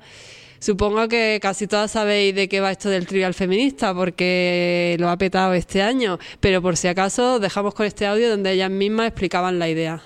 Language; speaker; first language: Spanish; native; Spanish